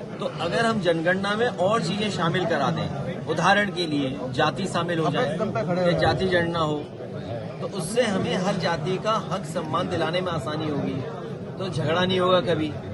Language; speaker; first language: Hindi; native; Hindi